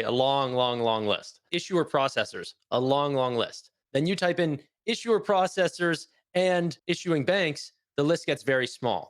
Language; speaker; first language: English; native; English